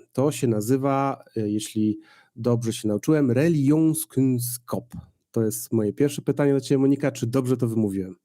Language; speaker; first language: Polish; native; Polish